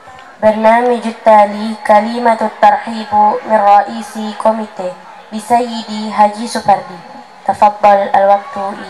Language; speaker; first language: Arabic; non-native, learner; Indonesian